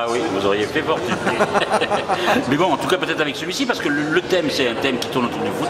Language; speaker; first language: French; native; French